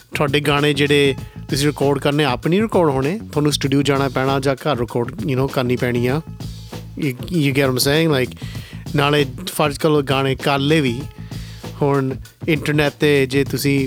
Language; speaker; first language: Punjabi; early bilingual, heritage; Punjabi